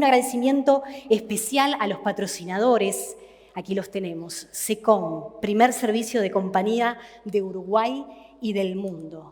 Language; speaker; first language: Spanish; native; Spanish